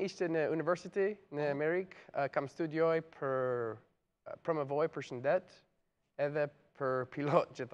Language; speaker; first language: Albanian; non-native, learner; English